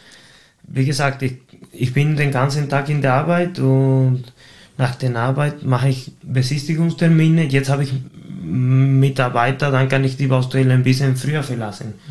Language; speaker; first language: German; non-native, fluent; Spanish